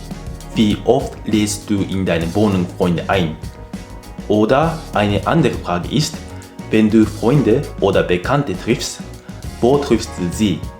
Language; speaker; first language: German; non-native, fluent; Japanese